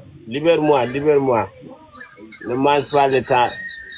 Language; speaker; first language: French; non-native, local second language; Bambara